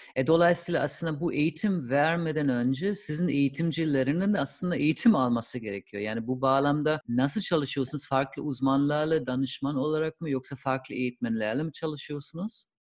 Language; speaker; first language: Turkish; non-native, fluent; German